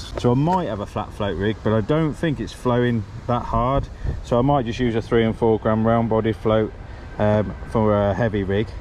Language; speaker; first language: English; native; English